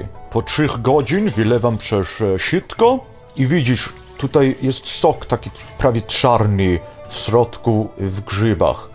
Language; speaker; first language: Polish; early bilingual, heritage; Polish